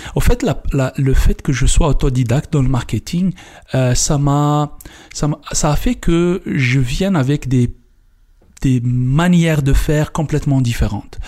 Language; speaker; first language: French; non-native, local second language; Kabyle